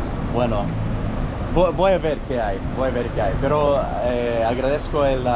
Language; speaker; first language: Spanish; non-native, learner; English